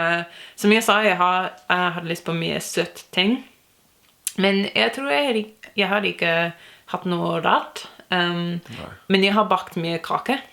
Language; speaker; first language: Norwegian; non-native, learner; English